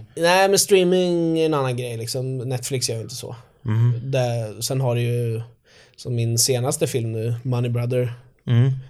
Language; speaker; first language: Swedish; native; Swedish